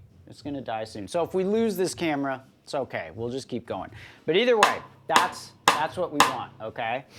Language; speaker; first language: English; native; English